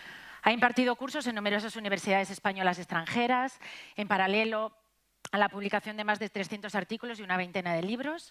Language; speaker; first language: Spanish; native; Spanish